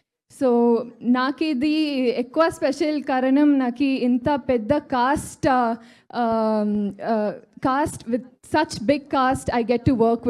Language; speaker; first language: Telugu; non-native, learner; Kannada